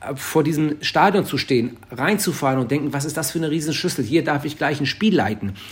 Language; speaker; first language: German; native; German